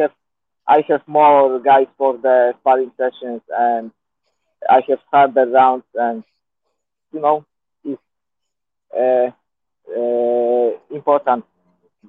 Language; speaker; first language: English; non-native, learner; Polish